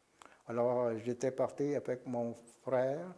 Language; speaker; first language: French; non-native, local second language; Vietnamese